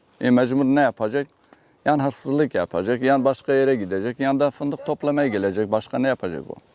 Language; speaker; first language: Turkish; non-native, local second language; Kurdish